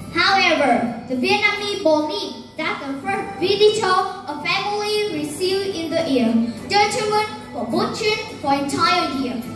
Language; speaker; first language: English; non-native, fluent; Vietnamese